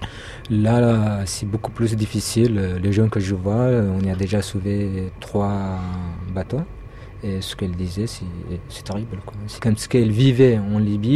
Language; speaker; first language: French; non-native, fluent; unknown